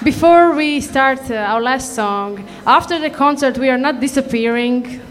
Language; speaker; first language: English; non-native, fluent; Latvian